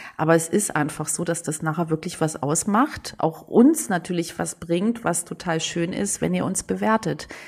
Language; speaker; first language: German; early bilingual, other home language; Greek